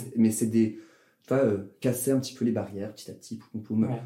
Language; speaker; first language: French; native; French